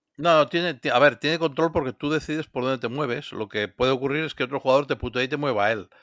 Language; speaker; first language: Spanish; native; Spanish